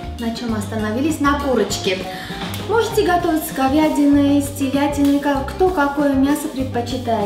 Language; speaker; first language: Russian; non-native, fluent; Armenian